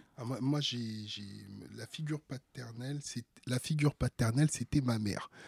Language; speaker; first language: French; early bilingual, other home language; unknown